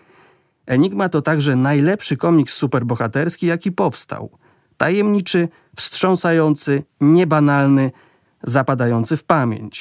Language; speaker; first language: Polish; native; Polish